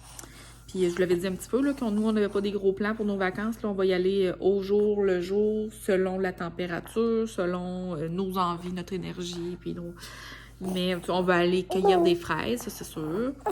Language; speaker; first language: French; native; French